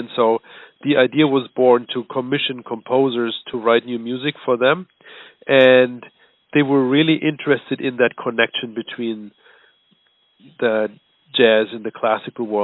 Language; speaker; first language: English; non-native, fluent; German